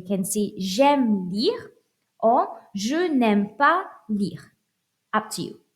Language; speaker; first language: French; non-native, fluent; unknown